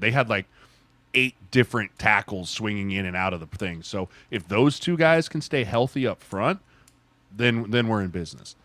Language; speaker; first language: English; native; English